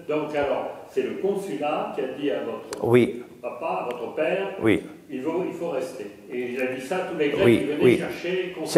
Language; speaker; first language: French; native; French